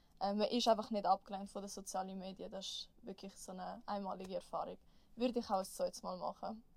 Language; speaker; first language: German; native; German